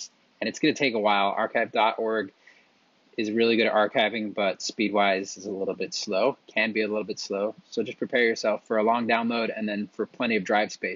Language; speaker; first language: English; native; English